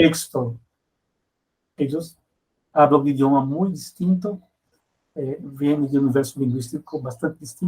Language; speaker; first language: Spanish; non-native, fluent; Portuguese